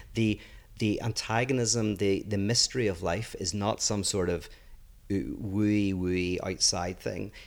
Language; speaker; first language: English; native; English